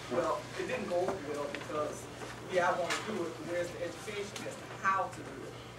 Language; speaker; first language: English; native; English